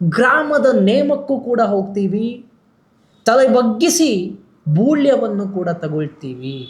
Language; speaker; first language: Kannada; non-native, local second language; Tulu